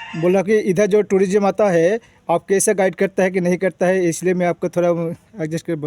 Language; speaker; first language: Hindi; non-native, local second language; Bangla